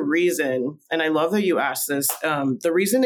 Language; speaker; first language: English; early bilingual, other home language; Spanish